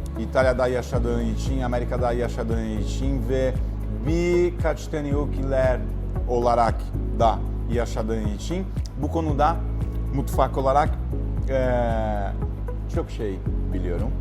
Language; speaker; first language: Turkish; non-native, learner; Portuguese